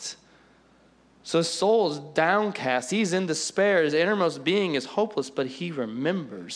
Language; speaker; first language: English; native; English